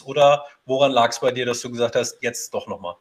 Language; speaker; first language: German; native; German